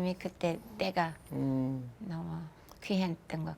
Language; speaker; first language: Korean; non-native, fluent; English